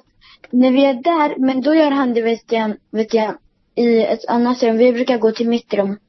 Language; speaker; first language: Swedish; early bilingual, other home language; Amharic